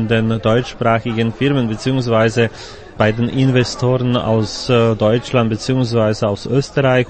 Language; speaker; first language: German; non-native, fluent; Slovak